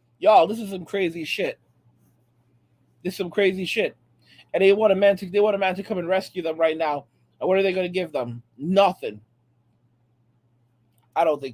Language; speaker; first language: English; native; English